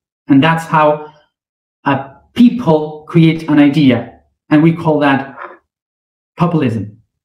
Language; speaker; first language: English; non-native, fluent; Spanish